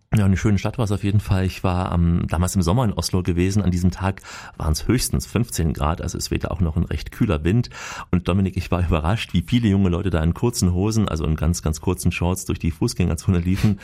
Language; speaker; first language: German; native; German